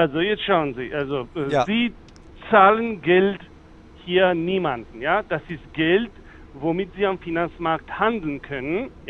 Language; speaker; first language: German; non-native, fluent; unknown